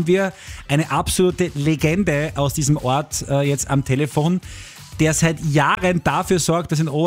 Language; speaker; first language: German; native; German